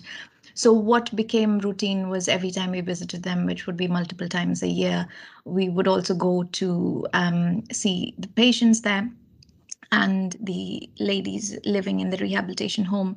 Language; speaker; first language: English; non-native, local second language; Malayalam